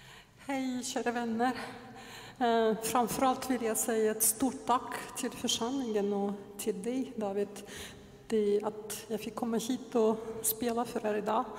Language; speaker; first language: Swedish; non-native, fluent; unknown